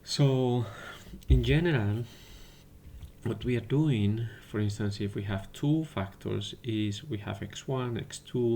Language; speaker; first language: English; non-native, fluent; Spanish